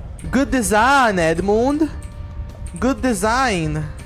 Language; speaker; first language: English; non-native, fluent; Portuguese